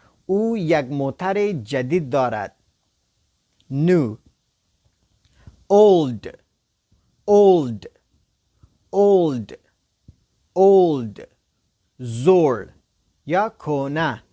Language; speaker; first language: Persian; non-native, local second language; Pashto